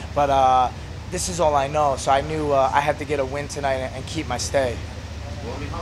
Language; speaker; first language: English; native; English